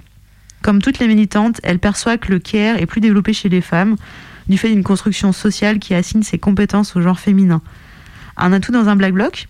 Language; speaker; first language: French; native; French